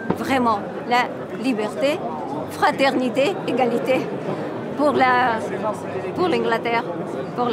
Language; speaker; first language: French; non-native, fluent; Armenian